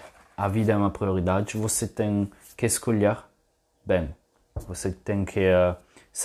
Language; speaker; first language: Portuguese; non-native, fluent; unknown